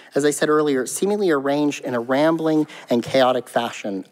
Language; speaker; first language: English; native; English